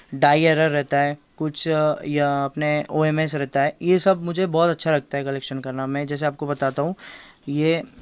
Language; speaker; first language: Hindi; native; Hindi